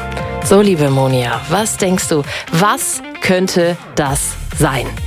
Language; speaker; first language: German; native; German